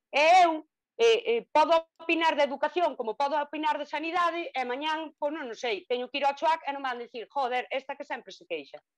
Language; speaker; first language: Galician; native; Galician